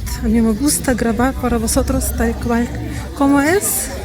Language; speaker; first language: Spanish; non-native, fluent; Russian